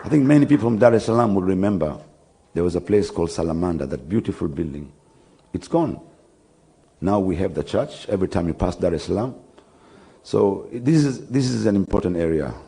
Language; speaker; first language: English; non-native, local second language; Swahili